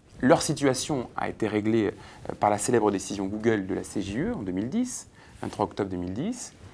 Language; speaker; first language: French; native; French